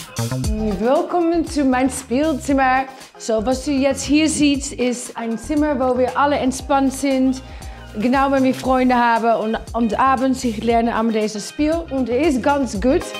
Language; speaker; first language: German; non-native, fluent; Dutch